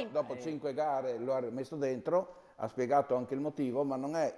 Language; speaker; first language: Italian; native; Italian